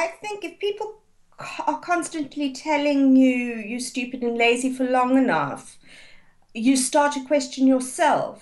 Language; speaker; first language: English; native; English